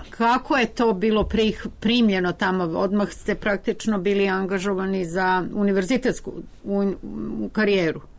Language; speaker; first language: Serbian; native; Serbian